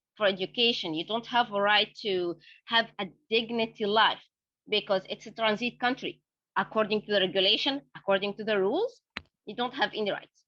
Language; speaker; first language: English; non-native, fluent; Arabic